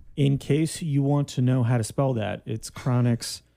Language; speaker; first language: English; early bilingual, other home language; Greek